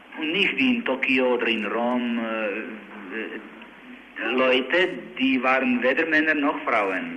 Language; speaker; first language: German; non-native, learner; Czech